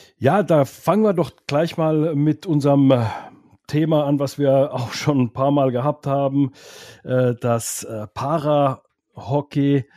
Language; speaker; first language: German; non-native, fluent; Finnish